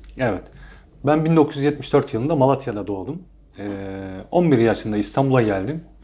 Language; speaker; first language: Turkish; native; Turkish